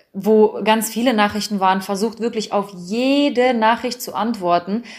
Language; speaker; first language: German; native; German